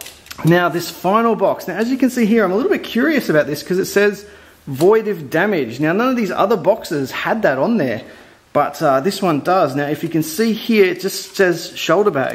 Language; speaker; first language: English; native; English